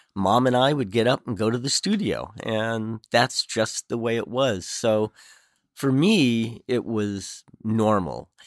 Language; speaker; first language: English; native; English